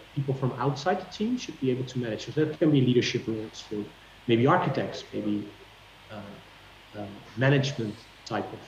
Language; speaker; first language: English; non-native, fluent; Dutch